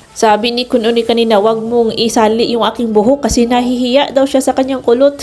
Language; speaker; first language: Filipino; non-native, local second language; Cebuano